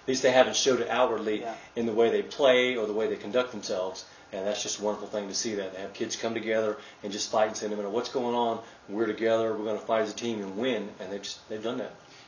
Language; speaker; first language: English; native; English